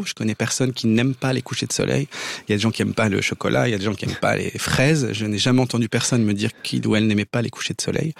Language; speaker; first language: French; native; French